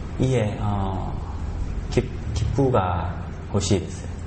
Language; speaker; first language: Japanese; non-native, learner; Korean